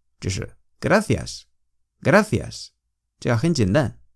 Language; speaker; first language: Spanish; non-native, fluent; Chinese